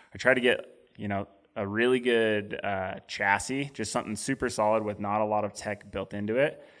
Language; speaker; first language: English; native; English